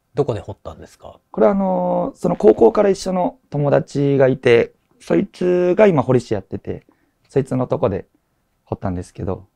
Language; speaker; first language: Japanese; native; Japanese